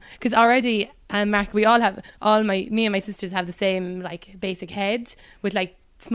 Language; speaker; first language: English; native; English